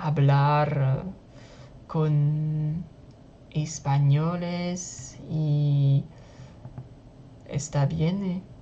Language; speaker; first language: Spanish; non-native, learner; French